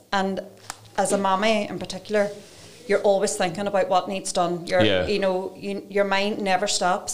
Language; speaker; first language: English; native; English